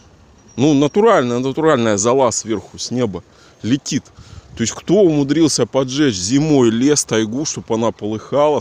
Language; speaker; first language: Russian; native; Russian